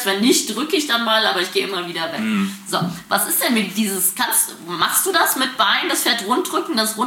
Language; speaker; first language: German; native; German